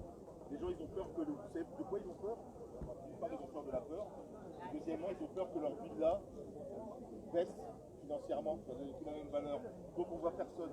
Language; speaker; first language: French; native; French